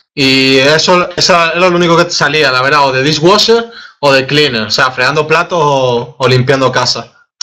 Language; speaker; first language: Spanish; native; Spanish